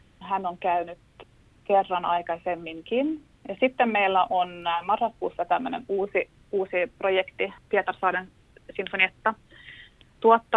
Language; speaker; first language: Finnish; non-native, local second language; Swedish